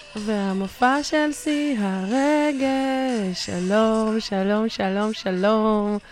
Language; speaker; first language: Hebrew; native; Hebrew